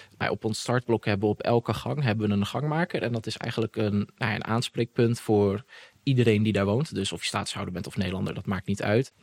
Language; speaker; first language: Dutch; native; Dutch